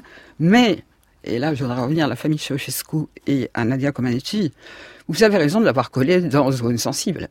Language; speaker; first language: French; native; French